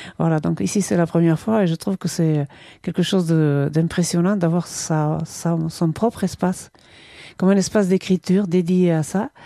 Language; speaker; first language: French; non-native, local second language; Basque